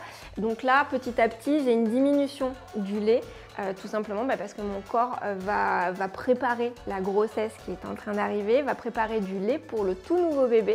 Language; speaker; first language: French; native; French